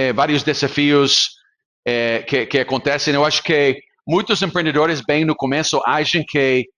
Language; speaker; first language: Portuguese; non-native, fluent; English